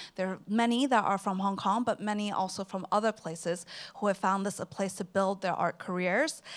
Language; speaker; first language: English; non-native, local second language; Cantonese